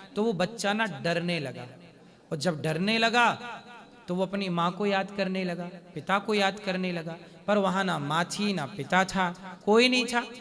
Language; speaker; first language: Hindi; native; Hindi